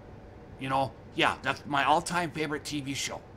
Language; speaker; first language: English; native; English